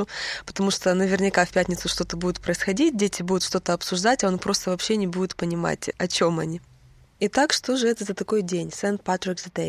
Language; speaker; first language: Russian; native; Russian